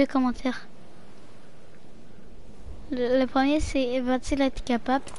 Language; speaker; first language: French; native; French